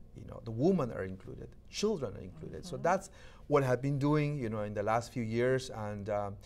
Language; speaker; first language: English; non-native, fluent; Shipibo-Conibo